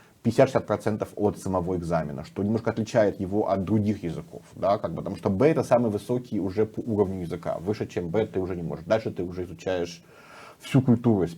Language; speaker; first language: Russian; native; Russian